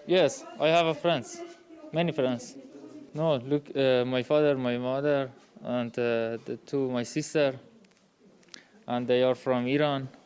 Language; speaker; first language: English; non-native, learner; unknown